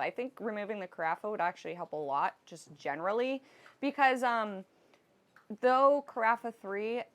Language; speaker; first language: English; native; English